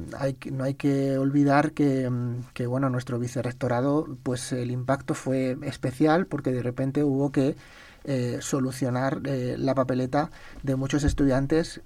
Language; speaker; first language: Spanish; native; Spanish